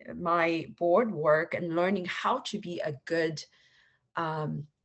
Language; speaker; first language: English; non-native, fluent; Chinese